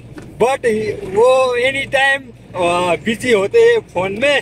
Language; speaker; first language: Hindi; non-native, learner; Nepali